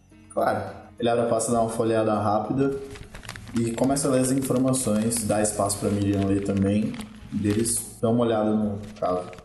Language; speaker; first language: Portuguese; native; Portuguese